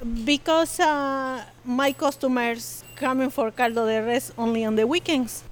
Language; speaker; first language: English; non-native, learner; Spanish